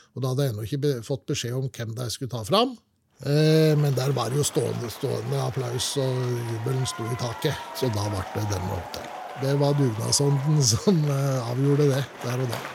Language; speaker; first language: Norwegian; native; Norwegian